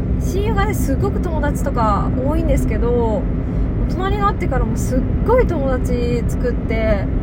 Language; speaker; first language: Japanese; native; Japanese